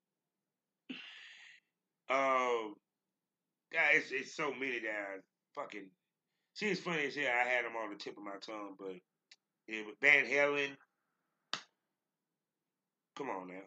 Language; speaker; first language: English; native; English